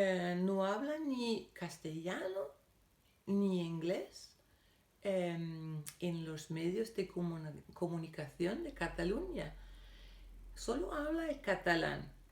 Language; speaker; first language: Spanish; non-native, fluent; Danish